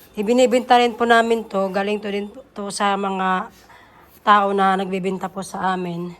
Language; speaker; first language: Filipino; native; Filipino